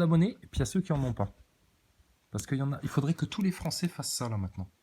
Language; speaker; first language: French; native; French